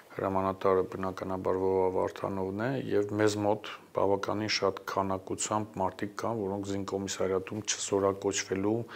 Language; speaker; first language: Armenian; native; Armenian